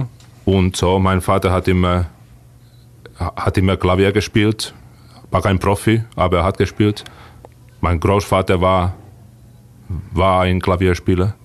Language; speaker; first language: German; non-native, fluent; Finnish